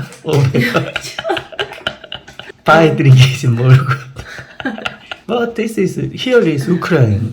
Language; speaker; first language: English; non-native, learner; Korean